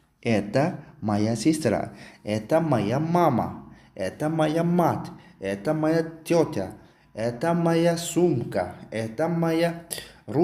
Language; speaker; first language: Russian; non-native, fluent; Tajik